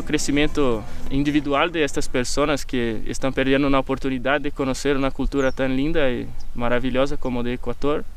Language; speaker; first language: Spanish; non-native, fluent; Portuguese